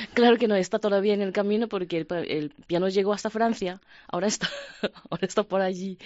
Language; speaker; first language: Spanish; non-native, fluent; Japanese